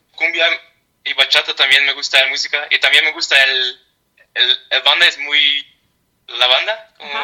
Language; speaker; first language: Spanish; non-native, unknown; Dutch